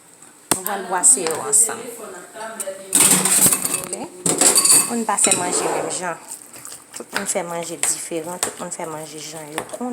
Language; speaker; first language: French; non-native, local second language; Haitian Creole